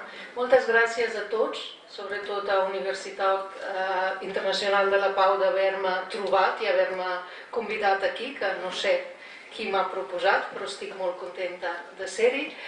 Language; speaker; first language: Catalan; non-native, fluent; Slovenian